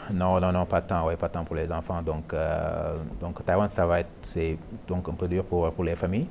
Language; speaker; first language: French; non-native, local second language; Wolof